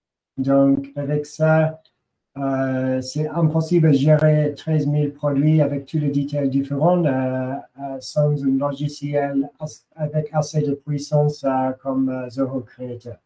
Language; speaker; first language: French; non-native, learner; English